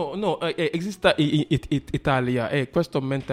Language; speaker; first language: Italian; non-native, learner; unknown